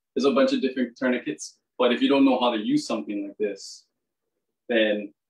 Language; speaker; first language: English; native; English